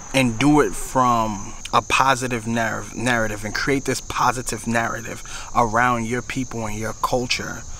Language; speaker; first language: English; native; English